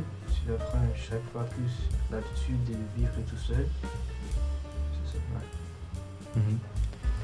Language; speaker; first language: French; non-native, fluent; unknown